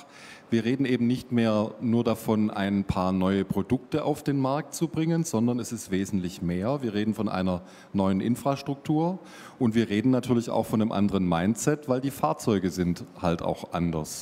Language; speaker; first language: German; native; German